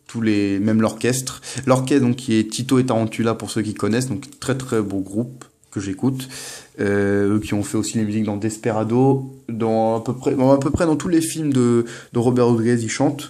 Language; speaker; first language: French; native; French